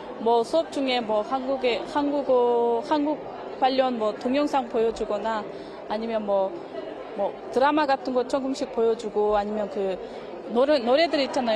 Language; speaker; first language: Korean; non-native, fluent; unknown